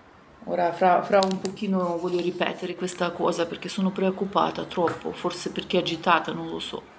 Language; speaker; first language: Italian; non-native, fluent; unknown